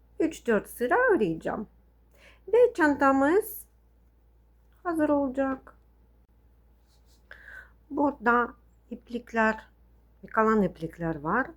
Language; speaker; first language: Turkish; non-native, fluent; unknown